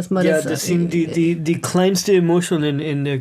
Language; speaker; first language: German; non-native, learner; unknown